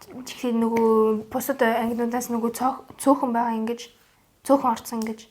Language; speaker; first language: Mongolian; early bilingual, heritage; Mongolian